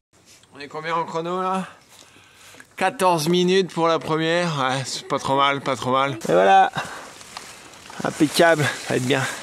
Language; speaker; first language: French; native; French